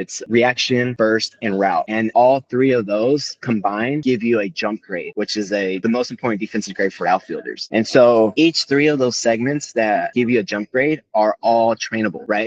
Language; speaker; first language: English; native; English